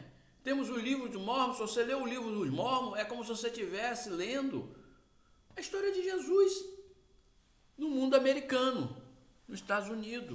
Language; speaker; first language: Portuguese; native; Portuguese